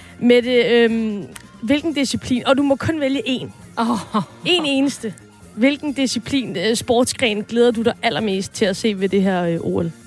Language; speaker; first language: Danish; native; Danish